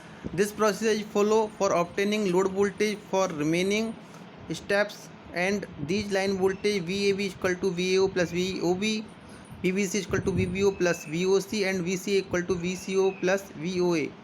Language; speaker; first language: English; non-native, local second language; Hindi